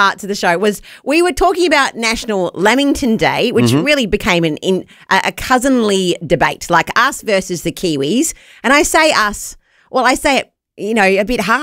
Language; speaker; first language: English; native; English